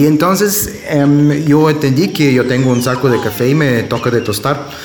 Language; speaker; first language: Spanish; non-native, learner; German